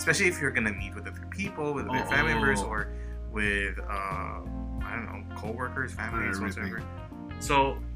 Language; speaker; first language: English; non-native, local second language; Filipino